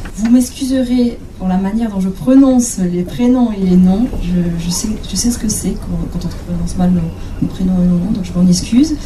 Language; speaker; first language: French; native; French